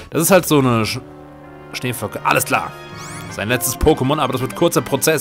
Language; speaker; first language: German; native; German